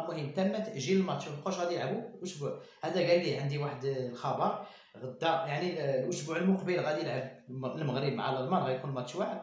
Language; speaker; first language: Arabic; native; Arabic